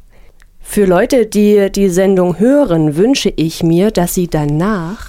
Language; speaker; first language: German; native; German